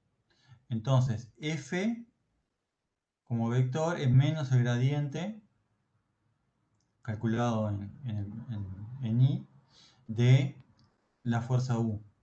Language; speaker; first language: Spanish; native; Spanish